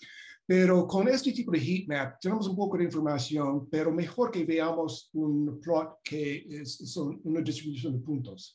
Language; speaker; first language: Spanish; non-native, fluent; English